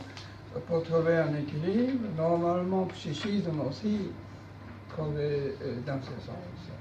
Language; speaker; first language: French; non-native, learner; Japanese